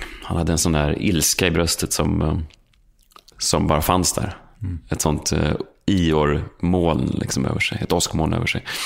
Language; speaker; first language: Swedish; native; Swedish